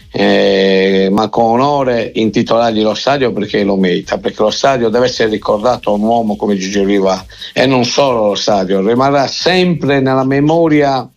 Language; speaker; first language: Italian; native; Italian